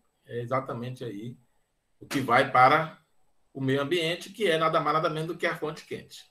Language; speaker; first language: Portuguese; native; Portuguese